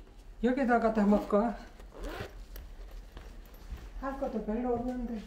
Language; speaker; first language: Korean; native; Korean